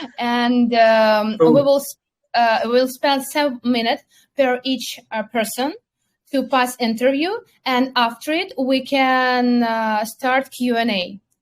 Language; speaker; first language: English; non-native, fluent; Russian